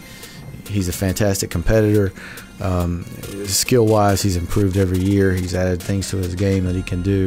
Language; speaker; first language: English; native; English